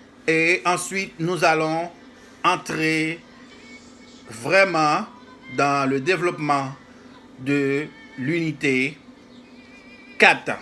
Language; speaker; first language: French; non-native, fluent; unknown